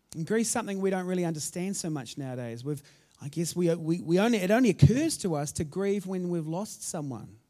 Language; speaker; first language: English; native; English